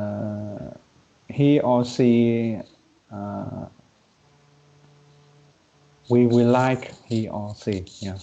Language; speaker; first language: English; non-native, learner; Vietnamese